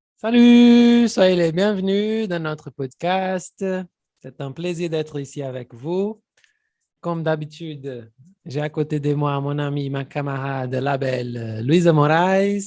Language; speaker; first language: French; non-native, fluent; Portuguese